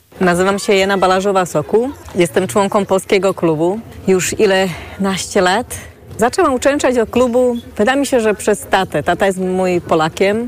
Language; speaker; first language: Polish; early bilingual, heritage; Polish